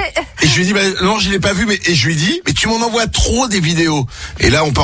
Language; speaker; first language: French; native; French